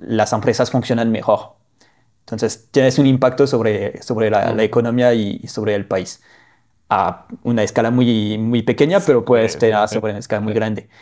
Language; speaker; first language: Spanish; non-native, fluent; French